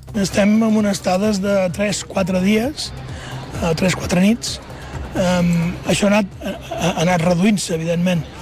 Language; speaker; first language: Catalan; native; Catalan